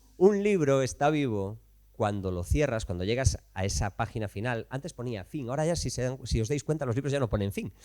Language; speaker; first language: Spanish; native; Spanish